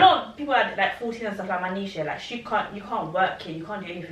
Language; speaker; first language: English; native; English